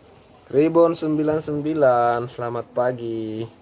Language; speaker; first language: Indonesian; native; Indonesian